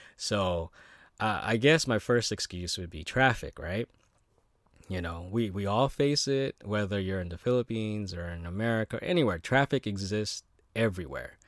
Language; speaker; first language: English; native; English